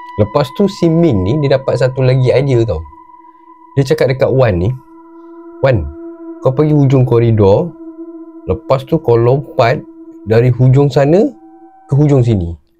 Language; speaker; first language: Malay; native; Malay